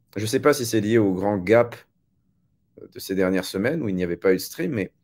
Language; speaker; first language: French; native; French